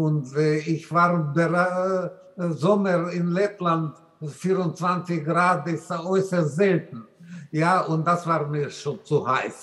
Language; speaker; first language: German; non-native, learner; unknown